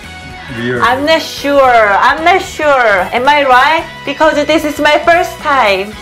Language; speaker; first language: English; non-native, learner; Korean